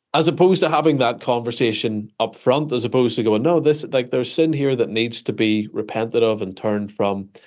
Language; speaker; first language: English; native; English